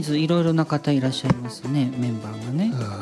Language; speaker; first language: Japanese; native; Japanese